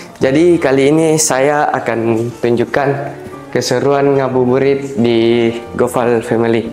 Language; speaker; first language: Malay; early bilingual, heritage; Malay